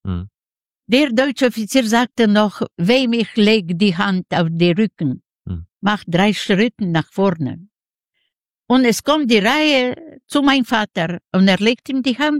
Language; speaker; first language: German; non-native, learner; Ukrainian